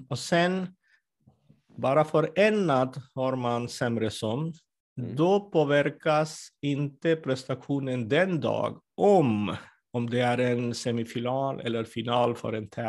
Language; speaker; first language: Swedish; non-native, fluent; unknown